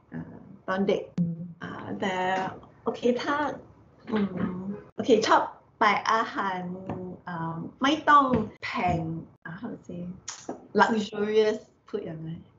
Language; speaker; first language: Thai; non-native, learner; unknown